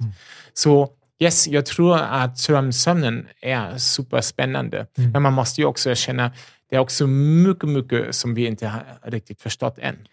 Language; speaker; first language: Swedish; non-native, fluent; German